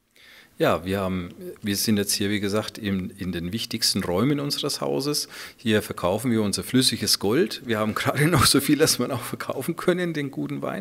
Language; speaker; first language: German; native; German